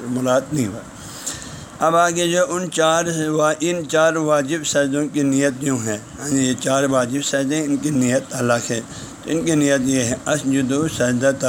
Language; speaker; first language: Urdu; non-native, local second language; Balti